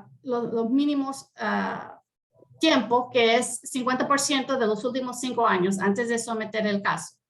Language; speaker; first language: Spanish; early bilingual, heritage; Spanish